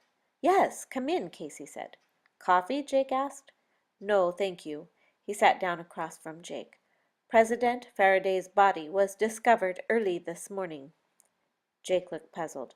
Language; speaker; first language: English; native; English